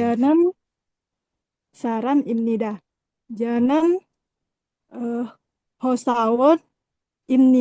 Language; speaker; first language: Korean; non-native, learner; Indonesian